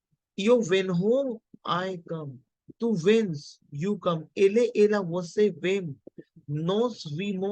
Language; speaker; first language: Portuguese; non-native, learner; Hindi